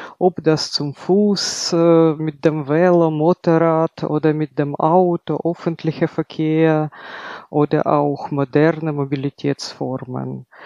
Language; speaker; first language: German; non-native, fluent; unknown